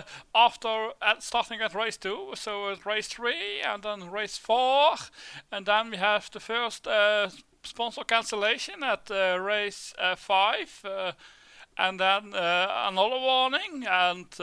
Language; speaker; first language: English; non-native, fluent; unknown